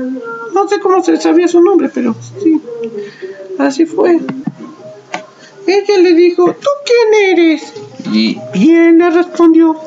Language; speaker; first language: Spanish; native; Spanish